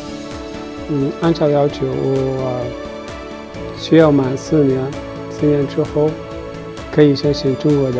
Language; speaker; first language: Chinese; non-native, learner; Arabic